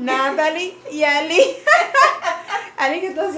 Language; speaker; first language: Spanish; native; Spanish